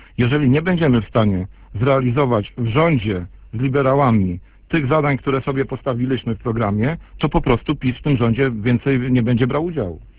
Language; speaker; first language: Polish; native; Polish